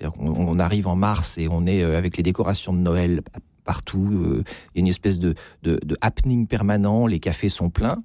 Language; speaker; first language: French; native; French